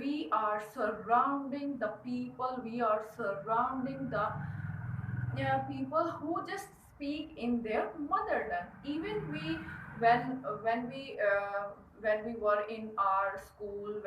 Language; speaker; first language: English; non-native, learner; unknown